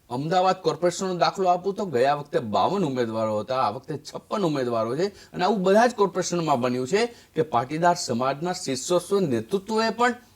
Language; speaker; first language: Gujarati; native; Gujarati